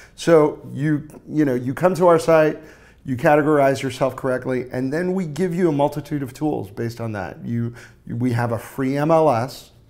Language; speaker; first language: English; native; English